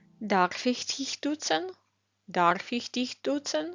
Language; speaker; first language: German; non-native, fluent; Ukrainian